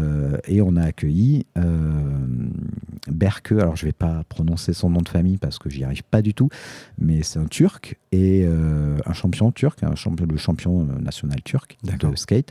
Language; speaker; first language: French; native; French